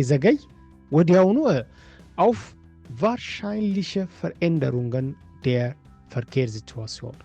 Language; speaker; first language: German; non-native, fluent; Amharic